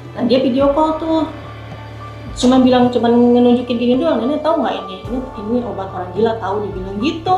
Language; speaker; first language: Indonesian; non-native, local second language; Sundanese